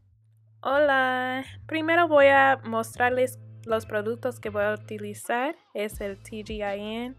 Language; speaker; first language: Spanish; early bilingual, heritage; Spanish